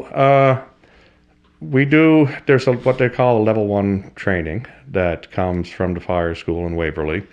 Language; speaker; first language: English; native; English